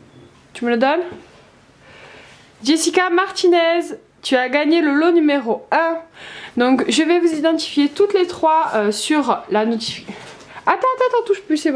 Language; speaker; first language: French; native; French